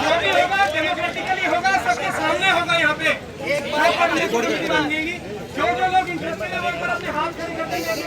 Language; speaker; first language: Hindi; native; Hindi